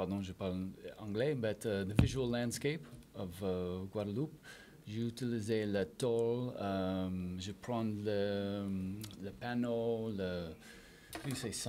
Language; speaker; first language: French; non-native, learner; English